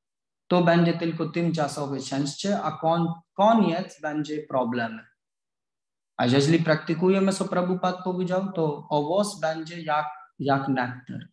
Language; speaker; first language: Polish; non-native, learner; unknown